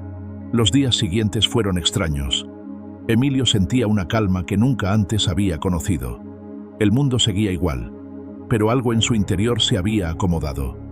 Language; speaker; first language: Spanish; native; Spanish